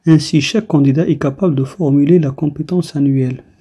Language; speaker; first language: French; non-native, local second language; Arabic